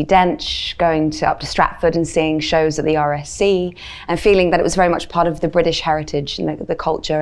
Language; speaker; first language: English; native; English